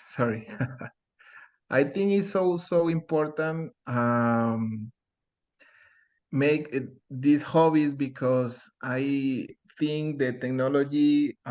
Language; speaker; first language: English; non-native, learner; Spanish